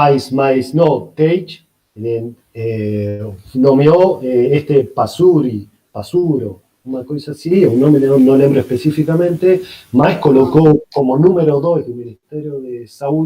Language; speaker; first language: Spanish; non-native, learner; Portuguese